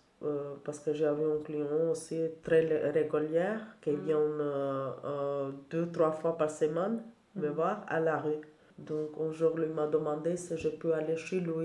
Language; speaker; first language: French; non-native, learner; Albanian